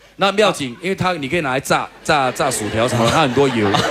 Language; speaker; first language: Chinese; native; Chinese